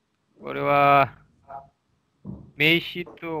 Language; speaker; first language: Japanese; non-native, learner; Bangla